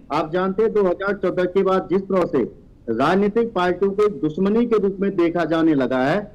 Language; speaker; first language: Hindi; native; Hindi